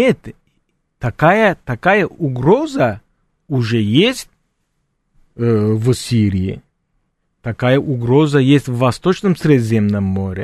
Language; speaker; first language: Russian; non-native, fluent; Turkish